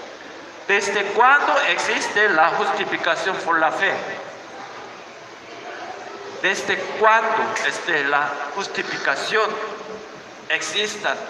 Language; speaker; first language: Spanish; non-native, learner; Korean